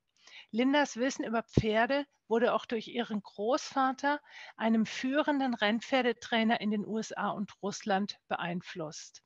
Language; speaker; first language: German; native; German